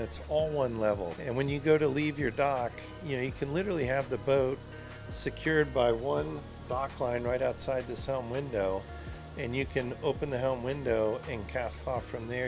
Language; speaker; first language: English; native; English